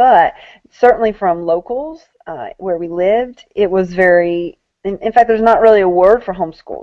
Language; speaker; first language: English; native; English